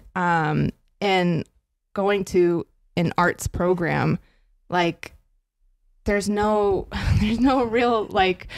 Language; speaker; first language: English; native; English